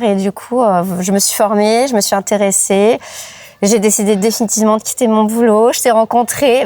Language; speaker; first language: French; native; French